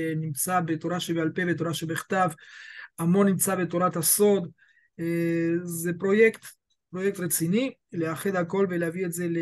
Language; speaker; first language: Hebrew; early bilingual, other home language; Spanish